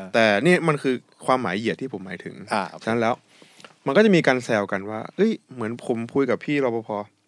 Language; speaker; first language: Thai; native; Thai